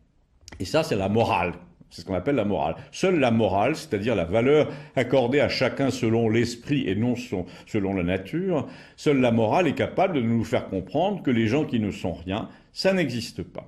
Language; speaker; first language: French; native; French